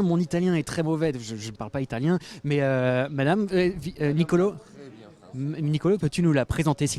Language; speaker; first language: French; native; French